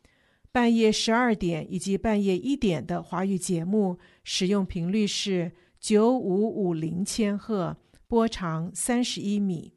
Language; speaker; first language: Chinese; native; Chinese